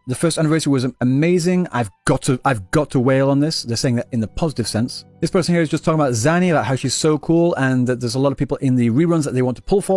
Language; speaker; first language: English; native; English